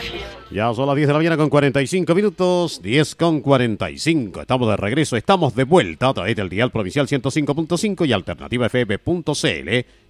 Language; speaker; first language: Spanish; native; Spanish